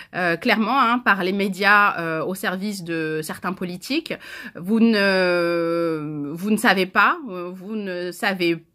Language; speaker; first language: French; native; French